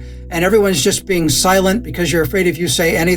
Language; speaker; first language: English; native; English